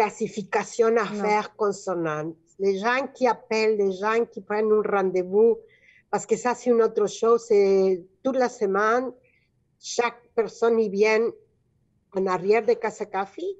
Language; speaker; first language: French; non-native, fluent; Spanish